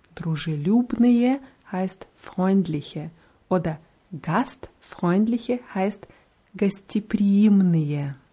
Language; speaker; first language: German; non-native, fluent; Russian